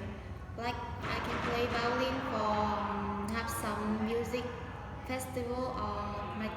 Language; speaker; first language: English; non-native, learner; Vietnamese